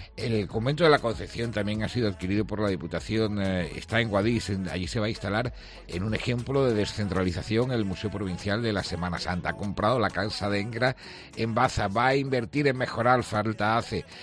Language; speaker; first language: Spanish; native; Spanish